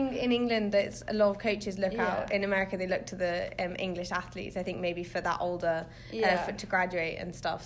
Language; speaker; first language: English; native; English